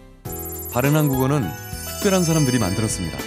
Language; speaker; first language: Korean; native; Korean